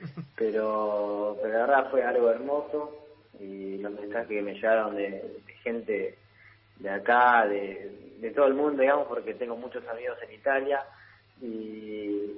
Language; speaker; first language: Spanish; early bilingual, heritage; Italian